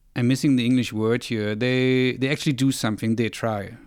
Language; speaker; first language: English; non-native, fluent; German